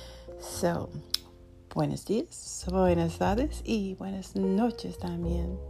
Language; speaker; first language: Spanish; non-native, learner; English